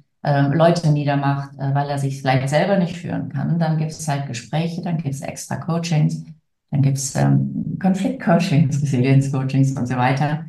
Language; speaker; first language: German; native; German